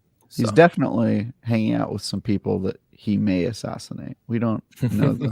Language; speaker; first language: English; native; English